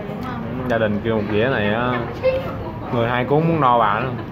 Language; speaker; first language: Vietnamese; native; Vietnamese